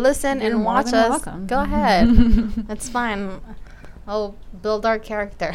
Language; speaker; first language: English; early bilingual, other home language; Spanish